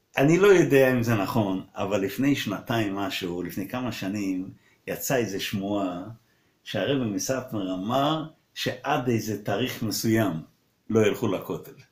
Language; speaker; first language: Hebrew; non-native, local second language; Yiddish